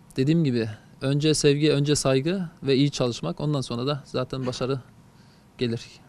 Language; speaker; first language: Turkish; early bilingual, heritage; Turkish